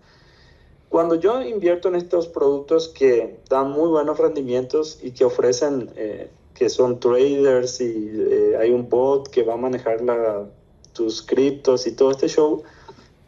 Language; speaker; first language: Spanish; native; Spanish